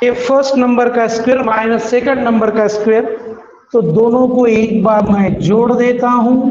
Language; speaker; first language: Hindi; non-native, local second language; Marathi